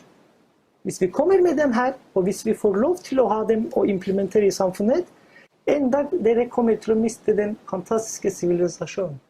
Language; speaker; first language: Norwegian; non-native, fluent; Turkish